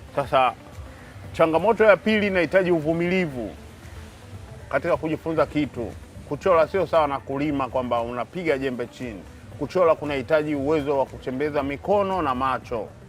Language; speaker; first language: Swahili; native; Swahili